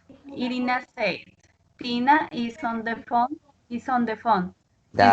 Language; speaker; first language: English; non-native, learner; Spanish